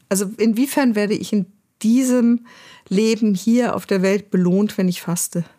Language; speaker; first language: German; native; German